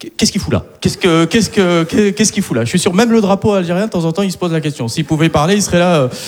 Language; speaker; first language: French; native; French